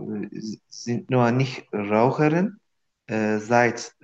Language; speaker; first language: German; non-native, learner; Turkish